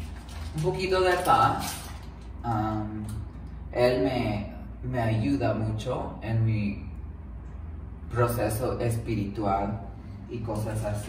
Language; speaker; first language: Spanish; early bilingual, heritage; English